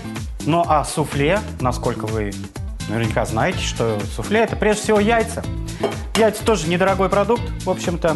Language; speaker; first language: Russian; native; Russian